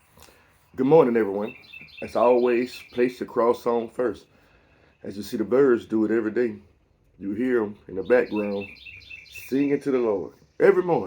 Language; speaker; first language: English; native; English